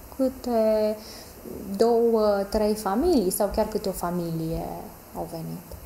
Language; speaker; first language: Romanian; native; Romanian